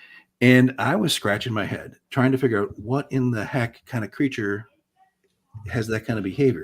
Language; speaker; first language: English; native; English